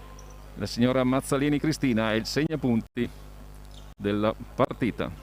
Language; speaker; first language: Italian; native; Italian